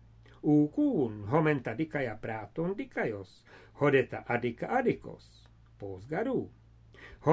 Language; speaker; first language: Greek; non-native, fluent; English